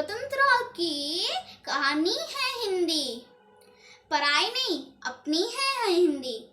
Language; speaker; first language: Hindi; non-native, local second language; Odia